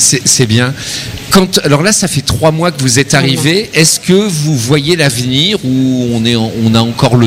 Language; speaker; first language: French; native; French